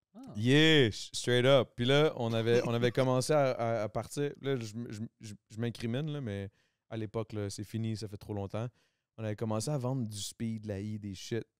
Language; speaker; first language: French; native; French